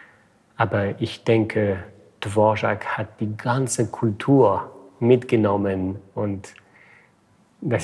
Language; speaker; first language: German; non-native, fluent; French